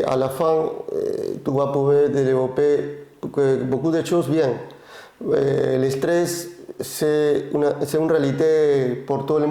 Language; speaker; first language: French; non-native, learner; Spanish